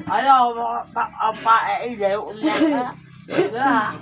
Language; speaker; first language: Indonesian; non-native, local second language; Javanese